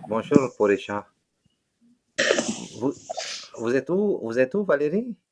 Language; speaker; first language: French; non-native, fluent; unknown